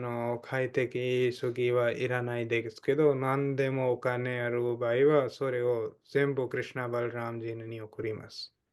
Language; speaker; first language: Japanese; non-native, fluent; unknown